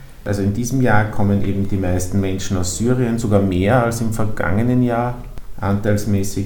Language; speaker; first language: German; native; German